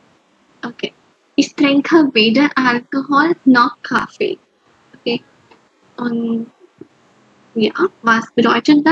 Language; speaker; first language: German; non-native, fluent; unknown